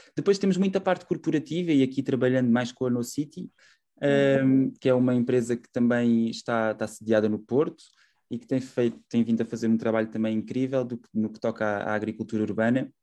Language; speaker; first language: Portuguese; native; Portuguese